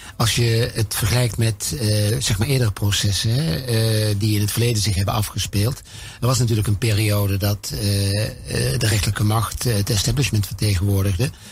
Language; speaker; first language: Dutch; native; Dutch